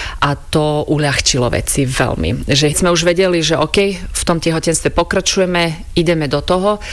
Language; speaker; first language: Slovak; non-native, fluent; Croatian